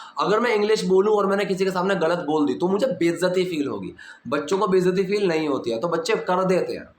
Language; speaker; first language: Hindi; native; Hindi